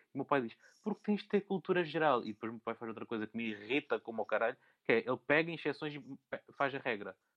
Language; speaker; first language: Portuguese; native; Portuguese